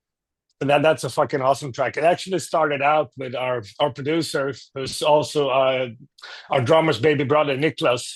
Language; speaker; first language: English; non-native, fluent; Swedish